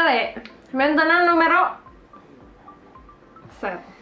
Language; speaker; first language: French; non-native, learner; Indonesian